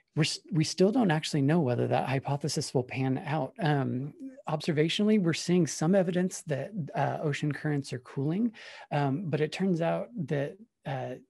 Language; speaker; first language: English; native; English